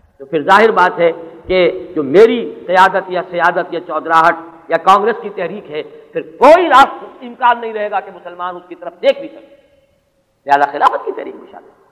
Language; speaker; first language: Urdu; native; Urdu